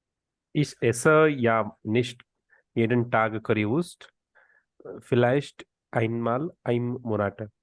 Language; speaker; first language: German; non-native, learner; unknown